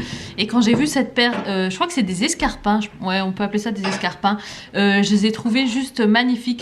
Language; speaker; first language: French; native; French